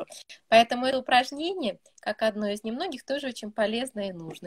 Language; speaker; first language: Russian; native; Russian